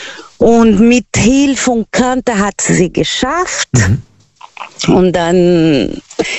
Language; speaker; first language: German; non-native, learner; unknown